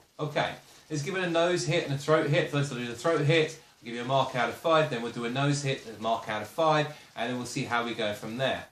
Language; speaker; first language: English; native; English